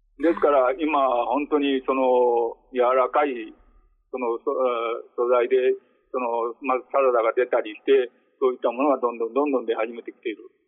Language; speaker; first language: Japanese; native; Japanese